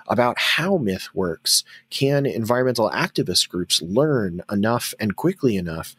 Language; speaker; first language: English; native; English